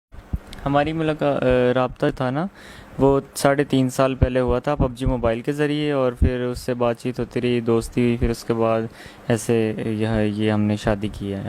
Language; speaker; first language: Urdu; native; Urdu